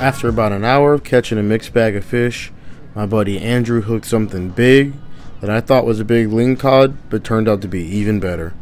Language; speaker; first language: English; native; English